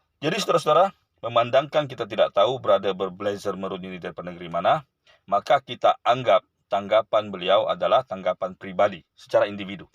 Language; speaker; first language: Malay; native; Malay